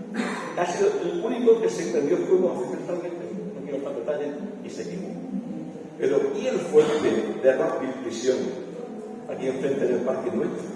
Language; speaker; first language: Spanish; native; Spanish